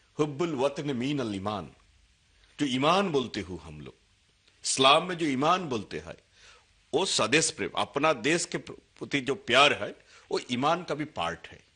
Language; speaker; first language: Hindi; non-native, local second language; Assamese